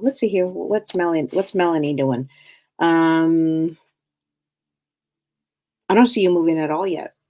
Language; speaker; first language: English; native; English